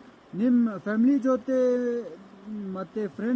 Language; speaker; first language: Kannada; non-native, fluent; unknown